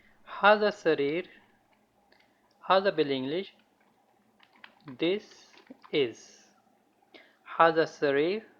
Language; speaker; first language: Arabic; non-native, learner; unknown